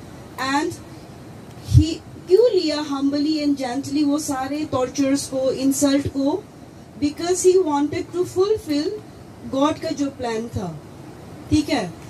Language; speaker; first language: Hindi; non-native, local second language; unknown